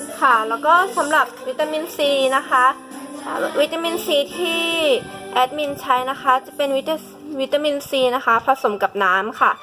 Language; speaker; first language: Thai; native; Thai